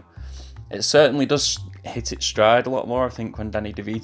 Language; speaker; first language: English; native; English